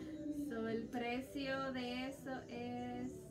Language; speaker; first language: Spanish; early bilingual, heritage; Spanish